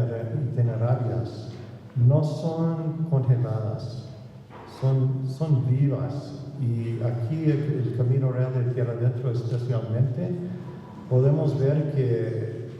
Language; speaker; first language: Spanish; non-native, fluent; English